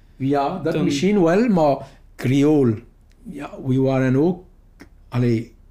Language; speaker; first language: Dutch; non-native, learner; Morisyen